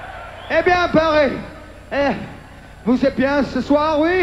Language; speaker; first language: French; non-native, learner; English